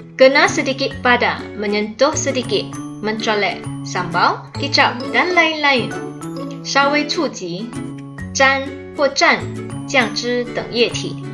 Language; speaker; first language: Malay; non-native, local second language; Chinese